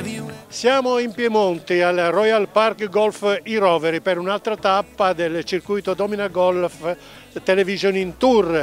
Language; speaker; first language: Italian; native; Italian